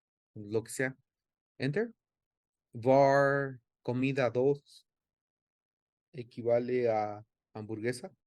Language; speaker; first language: Spanish; early bilingual, heritage; English